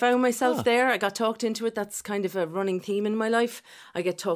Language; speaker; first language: English; native; English